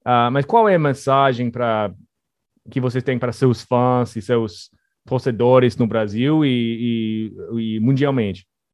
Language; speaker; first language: Portuguese; non-native, fluent; English